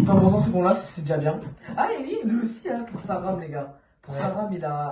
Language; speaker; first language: French; native; French